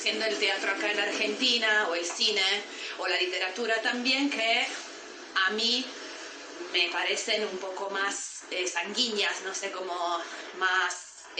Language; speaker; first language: Spanish; non-native, fluent; Italian